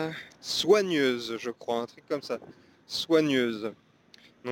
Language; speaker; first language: French; native; French